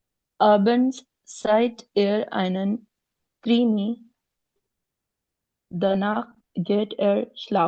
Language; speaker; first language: German; non-native, learner; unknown